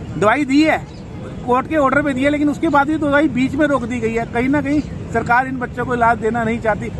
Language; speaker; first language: Hindi; native; Hindi